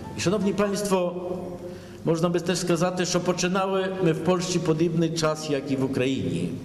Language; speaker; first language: Ukrainian; early bilingual, heritage; Ukrainian